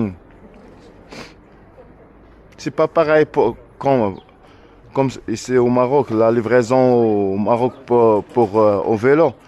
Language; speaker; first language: French; non-native, learner; Arabic